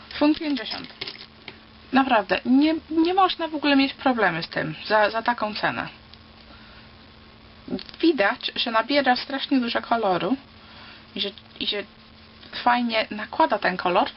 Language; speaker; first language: Polish; early bilingual, heritage; Polish